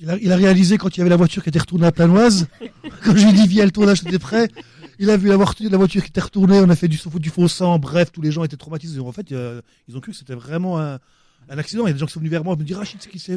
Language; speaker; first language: French; native; French